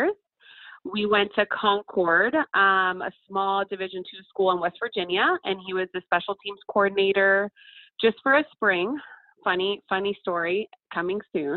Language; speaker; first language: English; early bilingual, other home language; Spanish